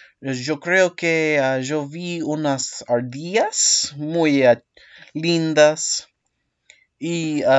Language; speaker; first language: Spanish; non-native, learner; English